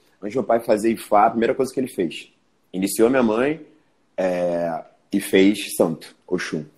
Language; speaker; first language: Portuguese; early bilingual, other home language; Spanish